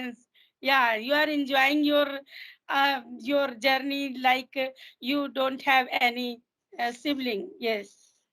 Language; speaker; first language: English; non-native, fluent; Hindi